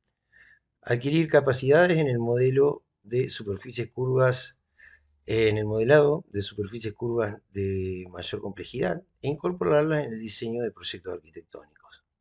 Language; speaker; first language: Spanish; native; Spanish